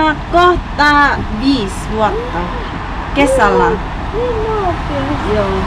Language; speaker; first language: Finnish; non-native, learner; Filipino